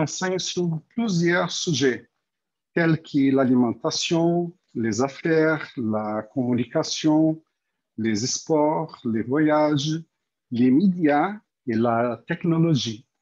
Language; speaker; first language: French; non-native, fluent; Portuguese